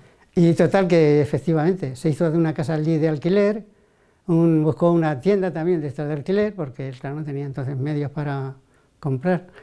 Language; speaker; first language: Spanish; native; Spanish